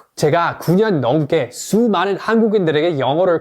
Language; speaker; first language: Korean; non-native, fluent; English